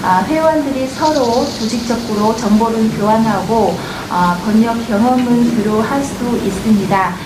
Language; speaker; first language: Korean; non-native, fluent; Vietnamese